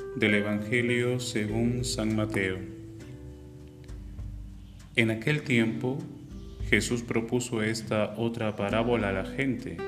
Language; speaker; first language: Spanish; native; Spanish